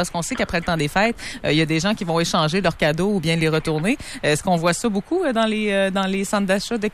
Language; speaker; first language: French; native; French